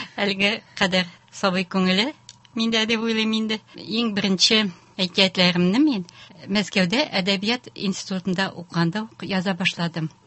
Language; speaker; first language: Tatar; native; Tatar